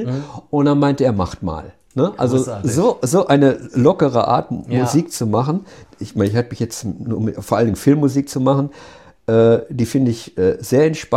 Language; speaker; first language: German; native; German